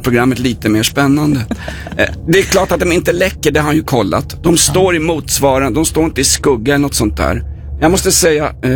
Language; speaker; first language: Swedish; native; Swedish